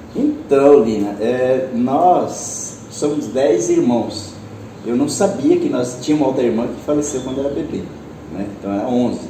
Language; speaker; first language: Portuguese; early bilingual, other home language; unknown